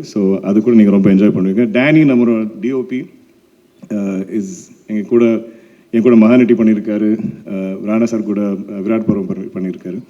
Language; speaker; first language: Tamil; non-native, local second language; Malayalam